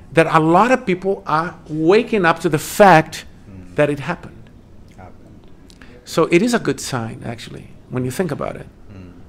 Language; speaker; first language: English; non-native, fluent; Portuguese